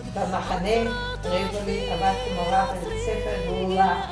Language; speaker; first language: Hebrew; non-native, fluent; Yiddish